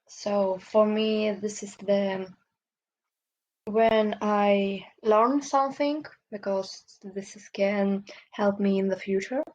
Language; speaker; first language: English; non-native, learner; Russian